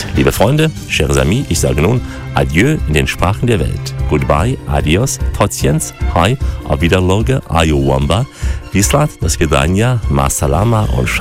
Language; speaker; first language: German; native; German